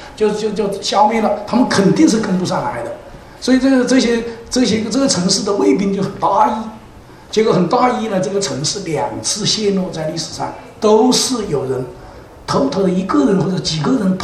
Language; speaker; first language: Chinese; native; Chinese